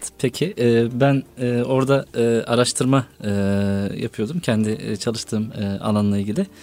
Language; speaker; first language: Turkish; native; Turkish